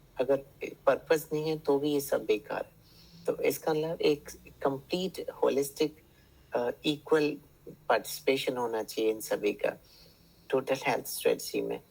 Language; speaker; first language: Hindi; native; Hindi